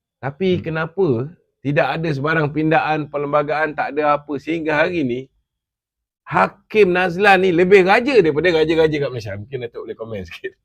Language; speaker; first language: Malay; native; Malay